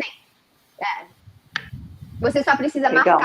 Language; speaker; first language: Portuguese; early bilingual, heritage; Portuguese